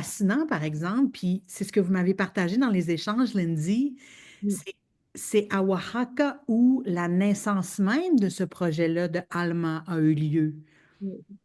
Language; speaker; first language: French; native; French